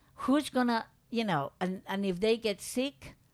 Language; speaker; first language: English; non-native, fluent; Spanish